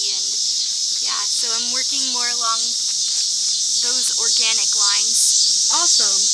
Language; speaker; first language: English; native; English